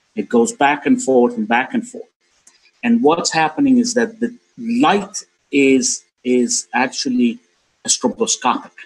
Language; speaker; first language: English; non-native, fluent; Persian